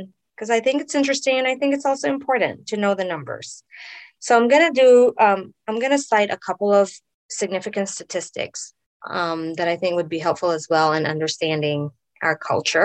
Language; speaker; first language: English; non-native, local second language; Filipino